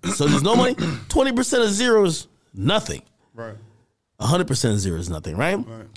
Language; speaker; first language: English; native; English